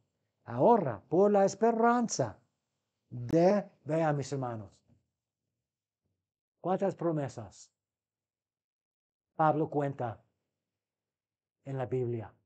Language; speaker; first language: Spanish; non-native, fluent; English